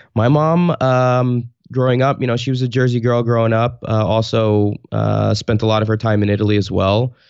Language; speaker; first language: English; native; English